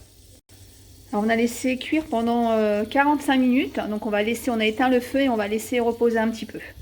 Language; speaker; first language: French; native; French